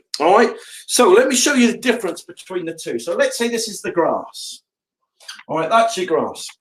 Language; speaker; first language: English; native; English